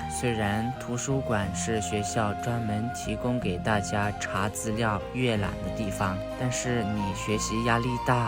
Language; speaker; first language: Chinese; non-native, fluent; Lao